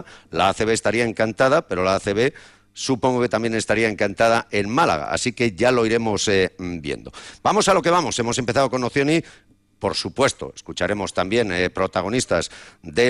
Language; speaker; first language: Spanish; native; Spanish